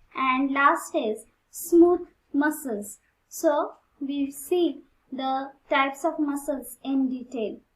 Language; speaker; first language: English; non-native, local second language; Marathi